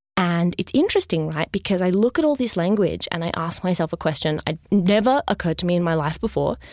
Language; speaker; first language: English; native; English